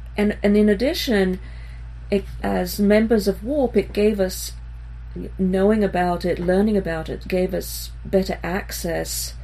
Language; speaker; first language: English; early bilingual, other home language; Hebrew